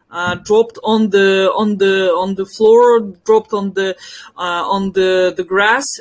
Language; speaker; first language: English; non-native, fluent; French